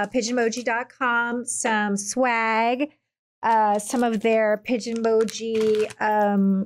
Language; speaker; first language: English; native; English